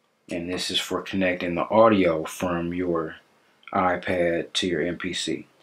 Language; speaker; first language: English; native; English